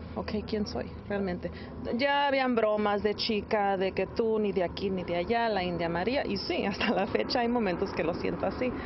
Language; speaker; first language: Spanish; early bilingual, heritage; Spanish